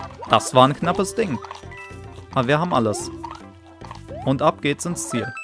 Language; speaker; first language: German; native; German